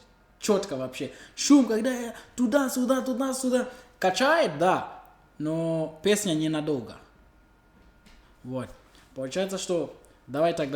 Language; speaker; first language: Russian; non-native, learner; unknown